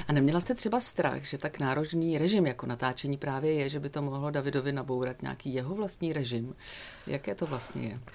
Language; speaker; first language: Czech; native; Czech